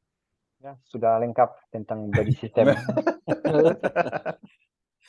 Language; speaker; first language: Indonesian; non-native, fluent; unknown